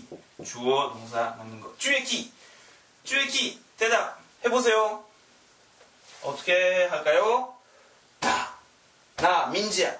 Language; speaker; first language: Korean; non-native, learner; French